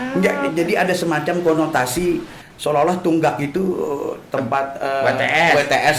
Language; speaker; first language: Indonesian; native; Indonesian